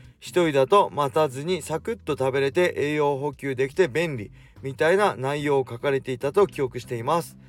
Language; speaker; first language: Japanese; native; Japanese